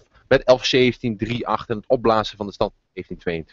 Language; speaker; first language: Dutch; native; Dutch